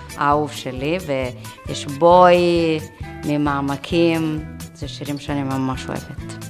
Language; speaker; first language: Hebrew; non-native, learner; Italian